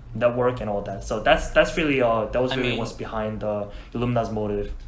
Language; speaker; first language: English; non-native, fluent; Korean